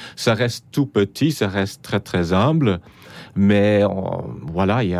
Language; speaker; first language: French; non-native, fluent; Dutch